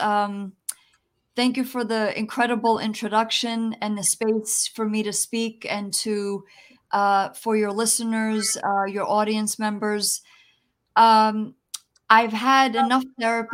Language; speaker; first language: English; early bilingual, other home language; Italian